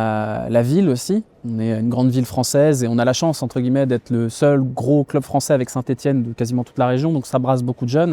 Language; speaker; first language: French; native; French